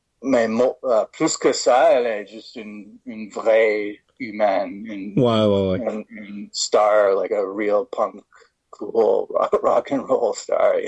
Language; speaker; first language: French; non-native, fluent; English